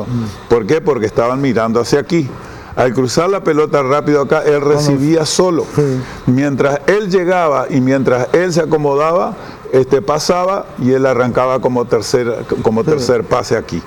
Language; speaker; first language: Spanish; native; Spanish